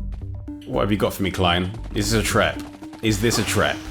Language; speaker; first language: English; native; English